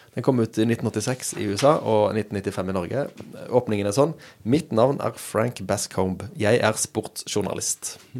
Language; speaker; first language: Norwegian; native; Norwegian